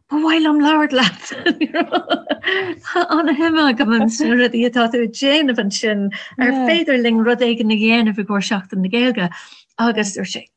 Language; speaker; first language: Irish; non-native, learner; English